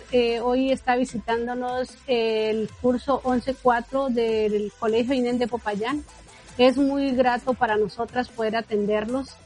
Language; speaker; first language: Spanish; native; Spanish